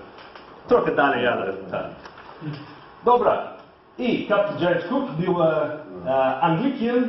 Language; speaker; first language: Polish; non-native, learner; English